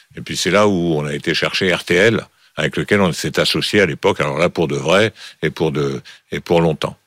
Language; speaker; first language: French; native; French